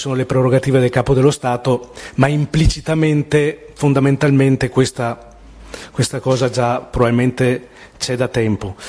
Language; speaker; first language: Italian; native; Italian